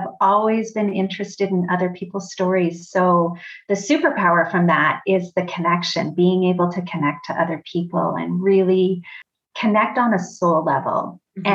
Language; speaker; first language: English; native; English